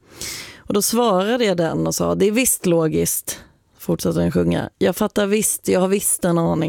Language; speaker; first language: Swedish; native; Swedish